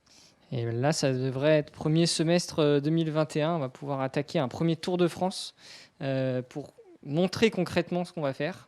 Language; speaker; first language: French; native; French